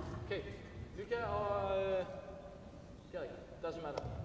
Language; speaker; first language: English; non-native, fluent; Danish